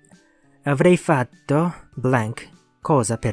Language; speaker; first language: Italian; non-native, learner; Japanese